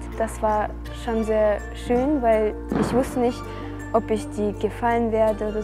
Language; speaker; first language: German; non-native, fluent; Russian